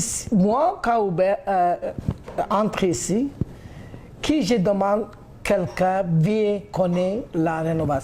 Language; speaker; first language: French; non-native, learner; Bangla